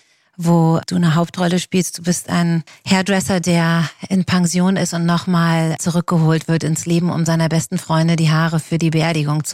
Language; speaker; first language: German; native; German